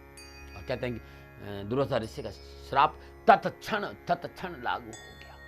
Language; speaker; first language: Hindi; native; Hindi